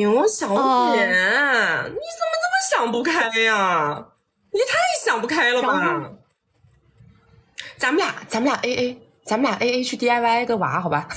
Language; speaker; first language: Chinese; native; Chinese